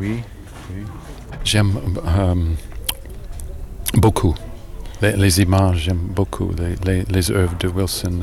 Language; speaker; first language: French; non-native, learner; English